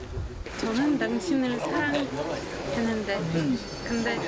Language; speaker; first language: Korean; non-native, learner; Russian